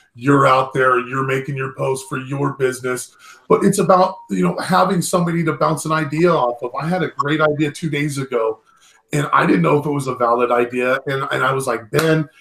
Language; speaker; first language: English; native; English